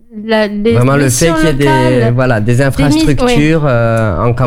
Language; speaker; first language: French; native; French